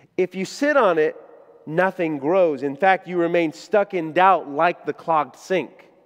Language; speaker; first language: English; native; English